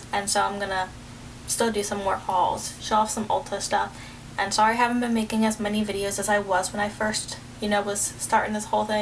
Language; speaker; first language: English; native; English